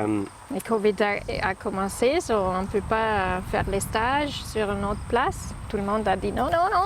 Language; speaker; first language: French; non-native, learner; English